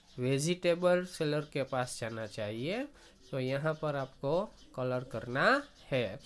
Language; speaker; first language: Hindi; non-native, local second language; Gujarati